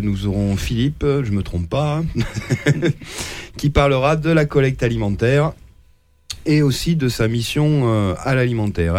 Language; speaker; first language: French; native; French